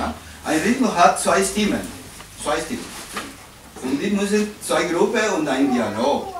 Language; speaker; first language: German; non-native, learner; Spanish